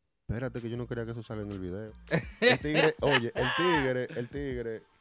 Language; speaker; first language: Spanish; early bilingual, heritage; Spanish